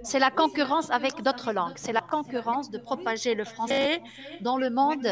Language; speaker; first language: French; non-native, fluent; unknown